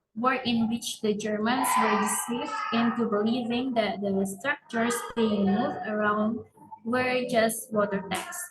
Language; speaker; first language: English; non-native, learner; Indonesian